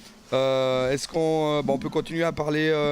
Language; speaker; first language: French; native; French